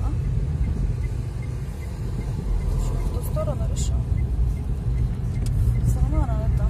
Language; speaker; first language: Russian; native; Russian